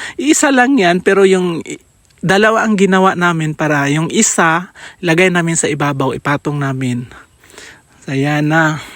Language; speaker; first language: Filipino; non-native, local second language; Cebuano